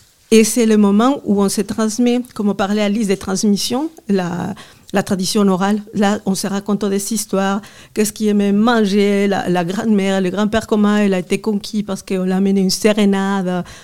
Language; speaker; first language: French; non-native, fluent; Spanish